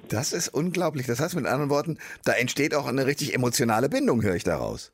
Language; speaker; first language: German; native; German